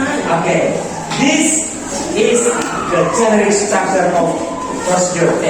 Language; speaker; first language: English; non-native, learner; Indonesian